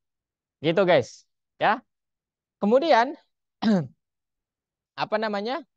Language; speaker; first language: Indonesian; native; Indonesian